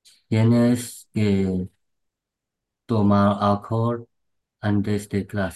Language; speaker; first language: Spanish; non-native, learner; Chinese